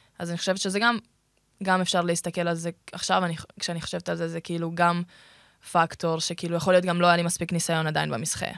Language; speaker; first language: Hebrew; early bilingual, other home language; Russian